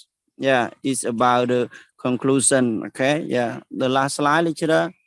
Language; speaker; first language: English; non-native, learner; Khmer